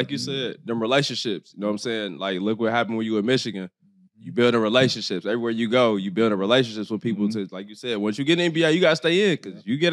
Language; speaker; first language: English; native; English